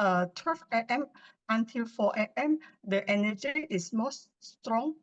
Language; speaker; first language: English; non-native, learner; Indonesian